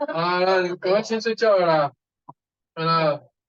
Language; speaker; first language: Chinese; early bilingual, heritage; Chinese